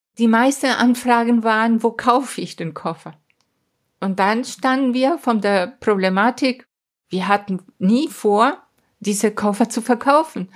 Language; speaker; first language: German; non-native, fluent; Spanish